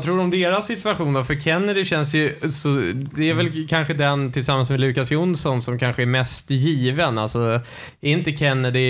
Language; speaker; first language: Swedish; native; Swedish